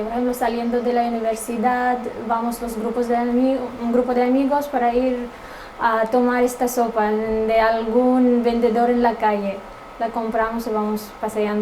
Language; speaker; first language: Spanish; non-native, fluent; Arabic